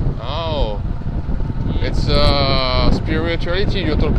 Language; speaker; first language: English; non-native, learner; French